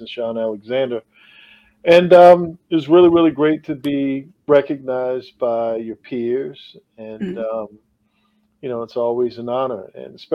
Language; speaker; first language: English; native; English